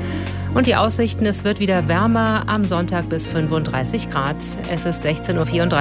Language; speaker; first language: German; native; German